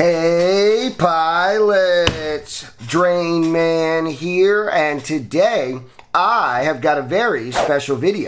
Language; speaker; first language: English; native; English